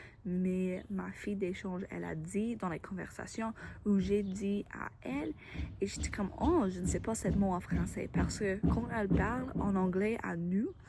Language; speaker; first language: French; non-native, learner; English